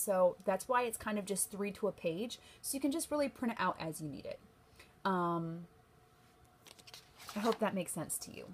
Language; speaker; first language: English; native; English